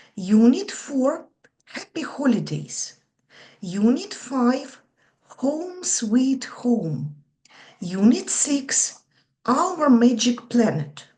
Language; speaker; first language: English; non-native, fluent; Ukrainian